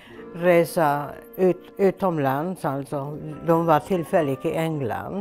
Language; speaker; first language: Swedish; non-native, fluent; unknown